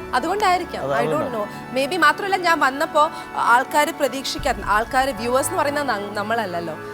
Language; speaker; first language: Malayalam; native; Malayalam